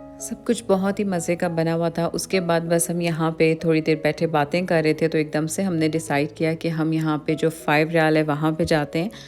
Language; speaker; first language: Urdu; native; Urdu